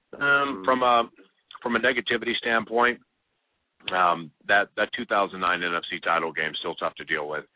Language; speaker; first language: English; native; English